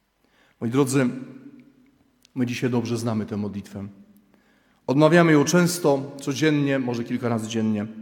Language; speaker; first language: Polish; native; Polish